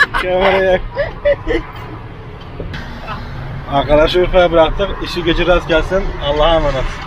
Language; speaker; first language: Turkish; non-native, local second language; Kurdish